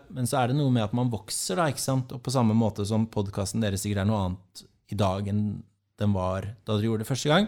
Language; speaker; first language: Norwegian; native; Norwegian